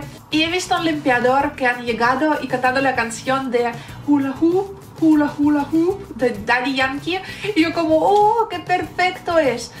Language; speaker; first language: Spanish; non-native, fluent; Russian